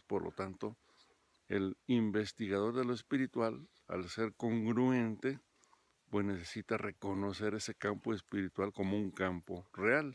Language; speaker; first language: Spanish; native; Spanish